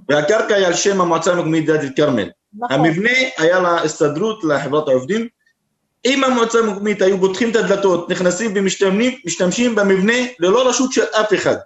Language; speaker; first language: Hebrew; non-native, local second language; Arabic